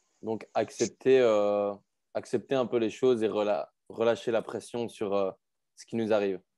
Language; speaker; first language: French; native; French